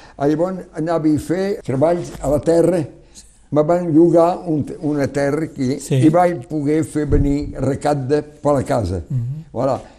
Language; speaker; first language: Catalan; non-native, local second language; French